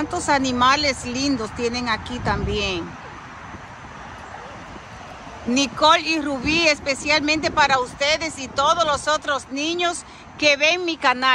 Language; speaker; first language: Spanish; native; Spanish